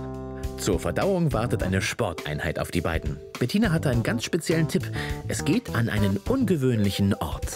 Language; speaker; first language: German; native; German